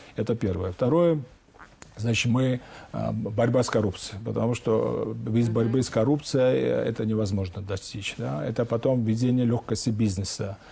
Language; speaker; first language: Russian; non-native, local second language; Georgian